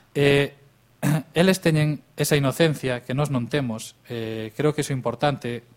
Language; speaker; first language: Galician; native; Galician